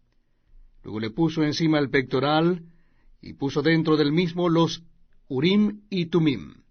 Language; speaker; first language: Spanish; native; Spanish